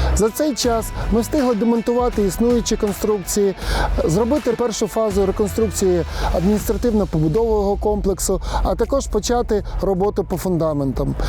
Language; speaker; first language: Ukrainian; native; Ukrainian